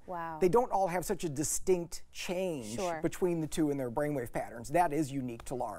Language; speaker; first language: English; native; English